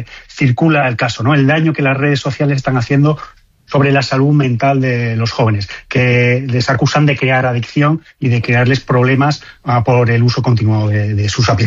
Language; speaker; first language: Spanish; native; Spanish